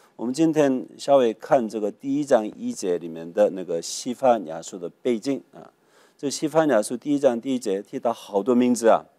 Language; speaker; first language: Chinese; non-native, fluent; Korean